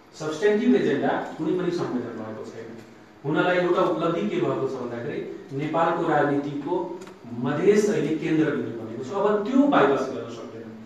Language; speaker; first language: Nepali; non-native, local second language; Maithili